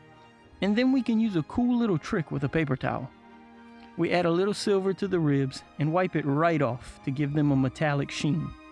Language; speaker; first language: English; native; English